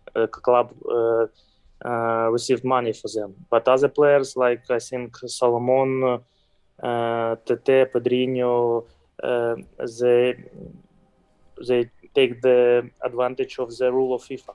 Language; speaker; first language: English; non-native, fluent; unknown